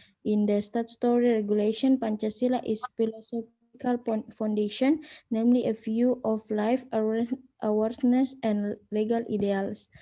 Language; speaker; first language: English; non-native, learner; Indonesian